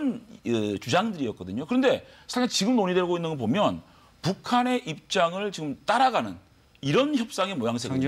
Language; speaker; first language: Korean; native; Korean